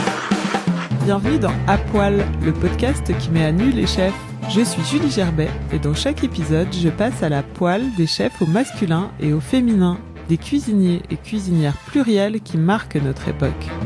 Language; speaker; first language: French; native; French